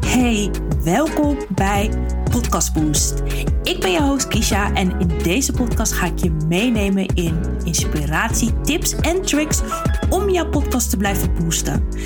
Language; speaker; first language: Dutch; native; Dutch